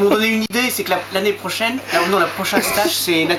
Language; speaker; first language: French; native; French